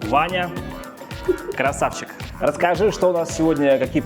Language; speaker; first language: Russian; native; Russian